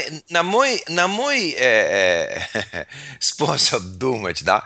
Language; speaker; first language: Russian; non-native, learner; English